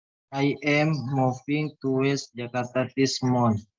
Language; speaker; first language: English; non-native, learner; Indonesian